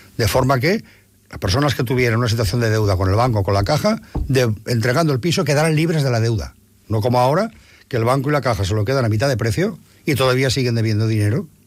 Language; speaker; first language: Spanish; non-native, local second language; Catalan